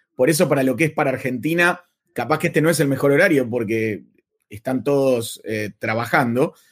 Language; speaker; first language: Spanish; native; Spanish